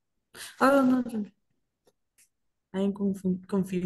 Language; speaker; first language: English; non-native, learner; Spanish